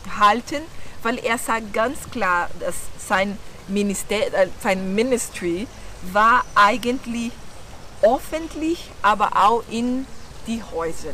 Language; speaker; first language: German; non-native, learner; Portuguese